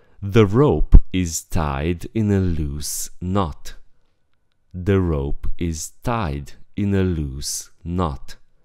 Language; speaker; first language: English; non-native, fluent; Romanian